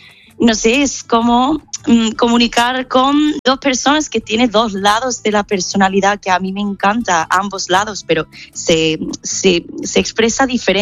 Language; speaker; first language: Spanish; non-native, fluent; English